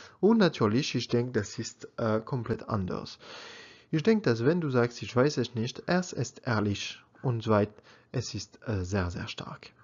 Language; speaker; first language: German; non-native, learner; French